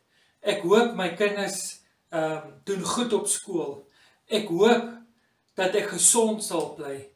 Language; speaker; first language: Afrikaans; native; Afrikaans